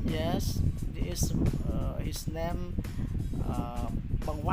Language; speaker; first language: English; non-native, learner; Khmer